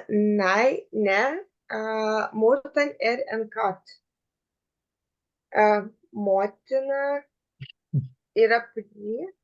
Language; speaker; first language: Norwegian; non-native, learner; Lithuanian